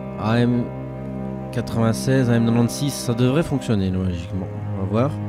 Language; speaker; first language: French; native; French